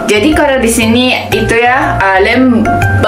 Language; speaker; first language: Indonesian; non-native, learner; Japanese